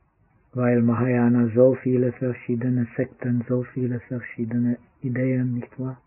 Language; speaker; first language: German; non-native, fluent; Czech